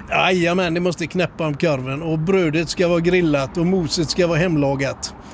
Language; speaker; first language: Swedish; native; Swedish